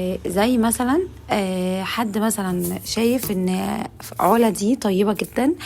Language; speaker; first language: Arabic; native; Arabic